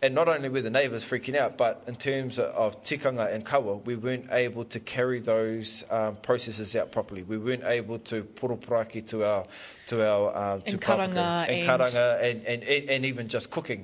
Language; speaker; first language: English; native; English